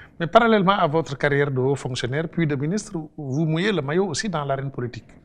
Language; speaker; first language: French; non-native, local second language; Wolof